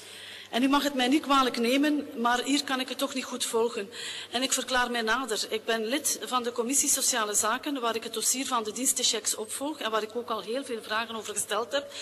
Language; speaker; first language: Dutch; native; Dutch